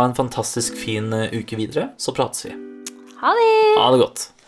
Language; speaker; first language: Norwegian; native; Norwegian